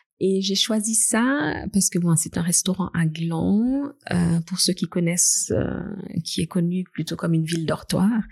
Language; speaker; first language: French; native; French